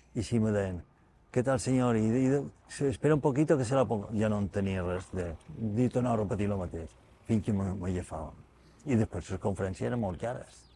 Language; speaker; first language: Catalan; native; Catalan